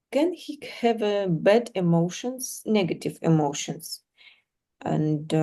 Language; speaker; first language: English; non-native, fluent; Russian